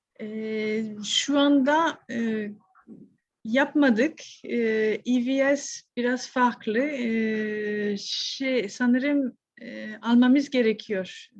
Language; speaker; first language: Turkish; non-native, fluent; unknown